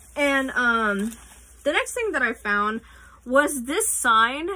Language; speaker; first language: English; native; English